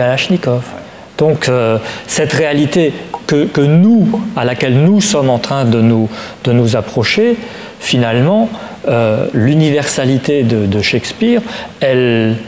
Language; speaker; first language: French; native; French